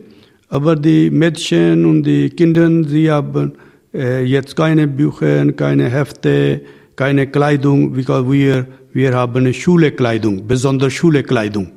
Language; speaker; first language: German; non-native, learner; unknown